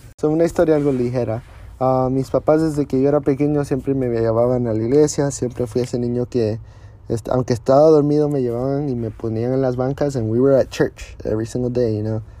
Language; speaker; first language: Spanish; early bilingual, heritage; Spanish